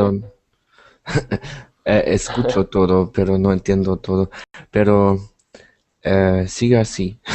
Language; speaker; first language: Spanish; non-native, learner; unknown